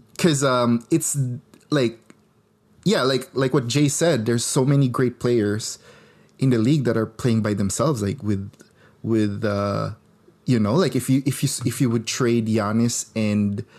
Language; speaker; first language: English; non-native, local second language; Filipino